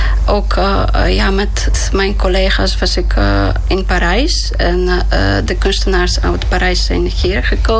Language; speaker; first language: Dutch; non-native, fluent; Polish